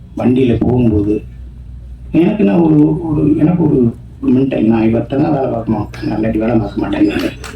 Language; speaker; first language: Tamil; native; Tamil